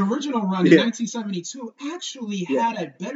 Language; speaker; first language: English; early bilingual, other home language; Spanish